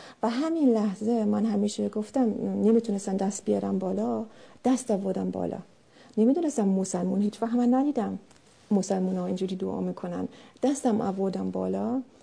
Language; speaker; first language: Persian; non-native, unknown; German